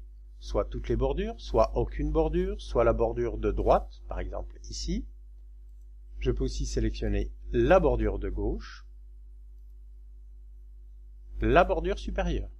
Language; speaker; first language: French; native; French